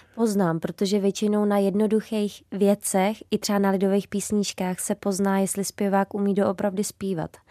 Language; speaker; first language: Czech; native; Czech